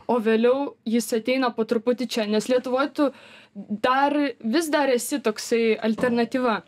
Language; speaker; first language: Lithuanian; native; Lithuanian